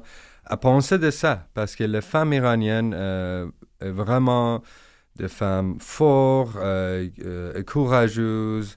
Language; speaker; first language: French; non-native, learner; Persian